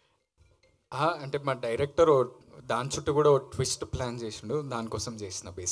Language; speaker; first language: Telugu; native; Telugu